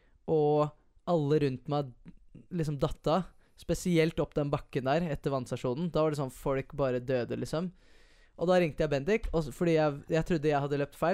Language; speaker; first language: Norwegian; early bilingual, other home language; English